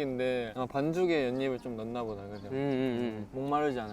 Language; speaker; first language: Korean; native; Korean